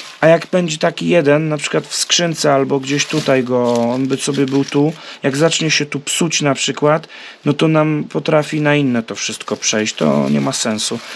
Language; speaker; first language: Polish; native; Polish